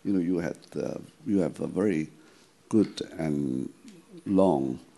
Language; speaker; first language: English; non-native, local second language; Chinese